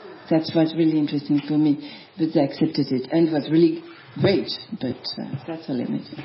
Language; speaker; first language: English; non-native, fluent; French